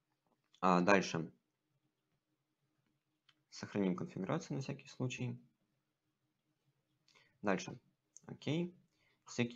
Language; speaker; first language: Russian; native; Russian